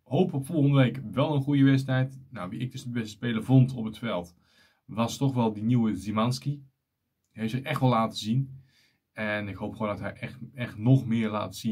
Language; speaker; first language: Dutch; native; Dutch